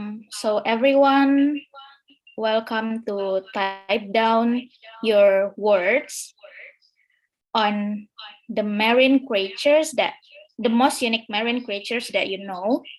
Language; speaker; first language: English; non-native, fluent; Indonesian